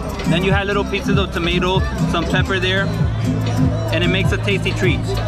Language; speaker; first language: English; early bilingual, other home language; Spanish